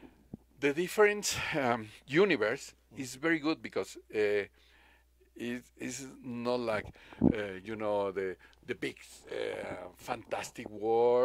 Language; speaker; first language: English; non-native, learner; Spanish